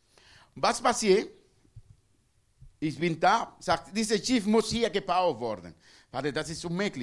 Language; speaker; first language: German; non-native, learner; Spanish